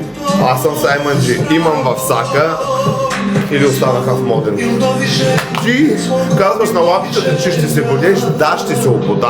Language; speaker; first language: Bulgarian; native; Bulgarian